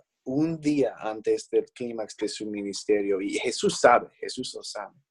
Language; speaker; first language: Spanish; non-native, fluent; English